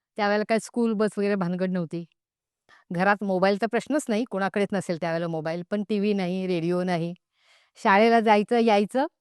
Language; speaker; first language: Marathi; non-native, local second language; Konkani